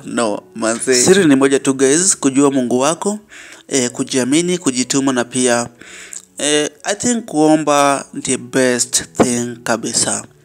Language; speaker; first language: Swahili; native; Swahili